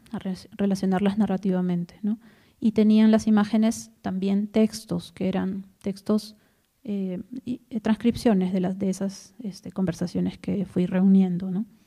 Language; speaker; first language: Spanish; native; Spanish